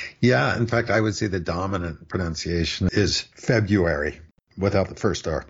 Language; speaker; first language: English; native; English